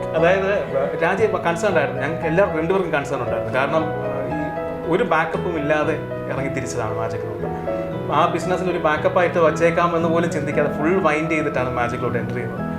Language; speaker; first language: Malayalam; non-native, local second language; Tamil